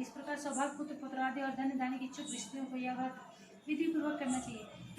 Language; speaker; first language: Hindi; native; Hindi